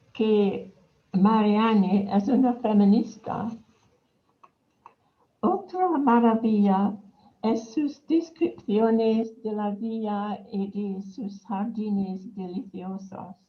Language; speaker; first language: Spanish; non-native, fluent; English